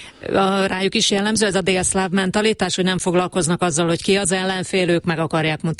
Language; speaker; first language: Hungarian; native; Hungarian